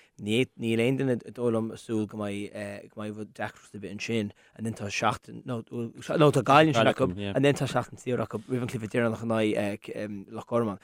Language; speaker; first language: Irish; non-native, local second language; English